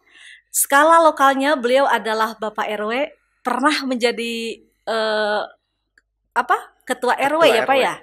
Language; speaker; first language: Indonesian; native; Indonesian